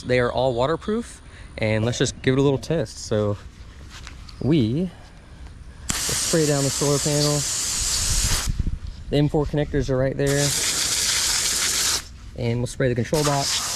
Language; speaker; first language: English; native; English